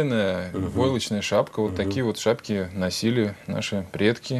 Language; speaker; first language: Russian; native; Russian